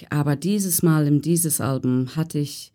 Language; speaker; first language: German; non-native, learner; English